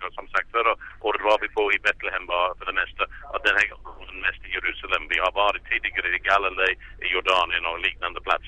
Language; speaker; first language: Swedish; non-native, fluent; English